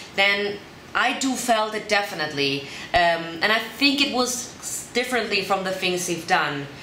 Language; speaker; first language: English; non-native, fluent; German